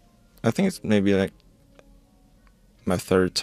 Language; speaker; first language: English; non-native, learner; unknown